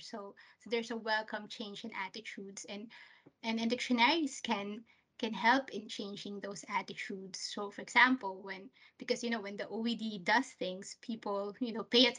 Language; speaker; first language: English; non-native, local second language; Filipino